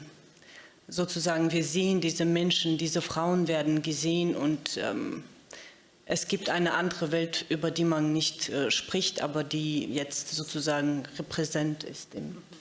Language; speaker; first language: German; non-native, fluent; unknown